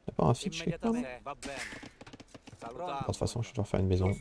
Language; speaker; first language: French; native; French